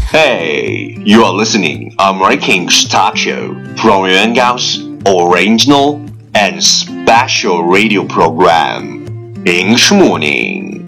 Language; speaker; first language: English; non-native, fluent; Chinese